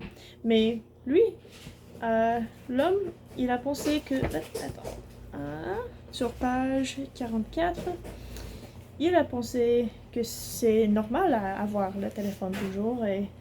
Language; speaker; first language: French; non-native, learner; English